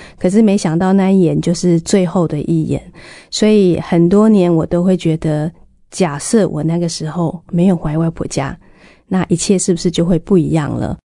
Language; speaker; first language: Chinese; native; Chinese